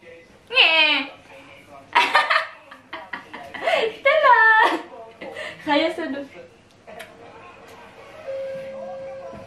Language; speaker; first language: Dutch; non-native, learner; Filipino